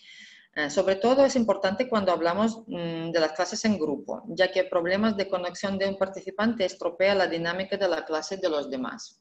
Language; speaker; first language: Spanish; non-native, fluent; Russian